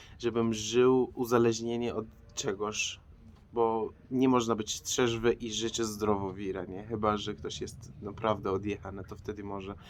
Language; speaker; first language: Polish; non-native, fluent; Persian